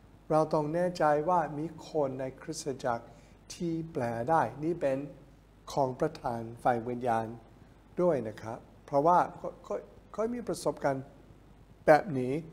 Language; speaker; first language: Thai; non-native, fluent; English